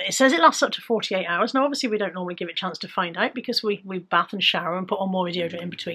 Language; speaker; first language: English; native; English